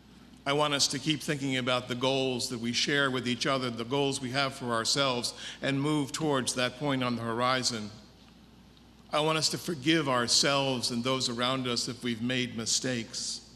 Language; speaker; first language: English; native; English